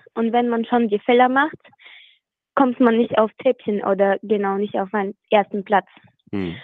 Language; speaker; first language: German; non-native, fluent; Russian